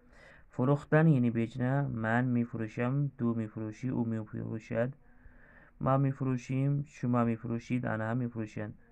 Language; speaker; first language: Persian; non-native, fluent; Urdu